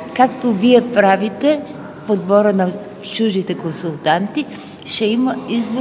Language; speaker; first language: Bulgarian; native; Bulgarian